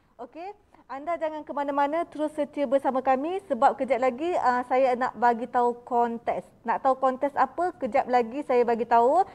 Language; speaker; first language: Malay; native; Malay